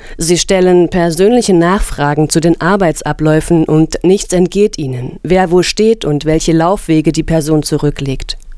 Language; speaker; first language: German; native; German